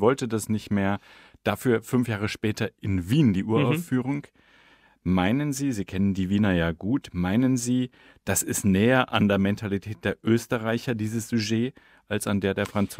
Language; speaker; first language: German; native; German